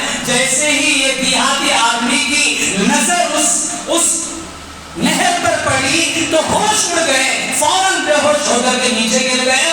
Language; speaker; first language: Urdu; native; Urdu